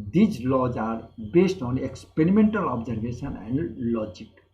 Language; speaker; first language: English; non-native, local second language; Nepali